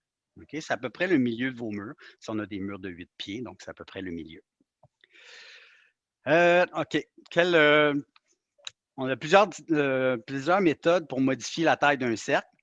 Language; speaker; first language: French; native; French